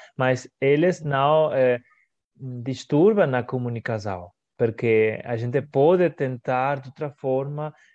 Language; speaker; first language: Portuguese; non-native, fluent; Spanish